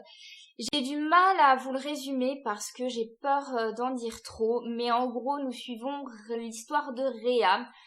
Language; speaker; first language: French; native; French